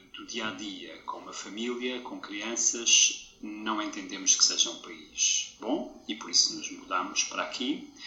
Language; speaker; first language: Portuguese; native; Portuguese